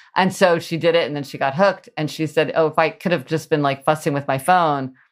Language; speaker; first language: English; native; English